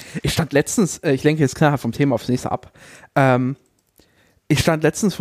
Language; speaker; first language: German; native; German